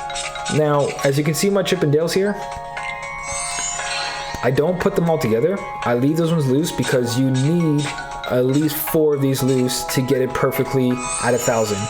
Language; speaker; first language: English; native; English